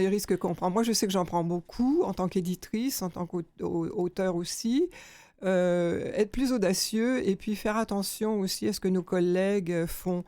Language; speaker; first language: French; native; French